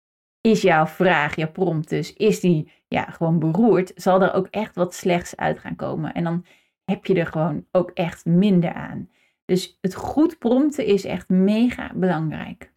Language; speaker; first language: Dutch; native; Dutch